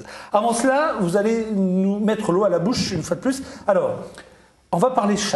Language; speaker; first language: French; native; French